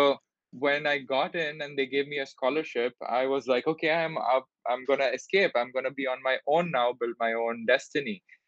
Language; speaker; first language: English; non-native, local second language; Hindi